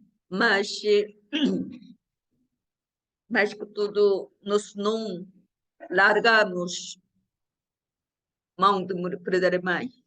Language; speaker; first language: Portuguese; non-native, learner; Korean